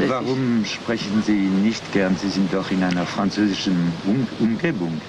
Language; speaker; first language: German; non-native, local second language; French